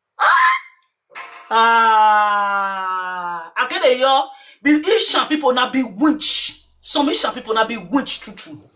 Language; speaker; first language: Nigerian Pidgin; native; Nigerian Pidgin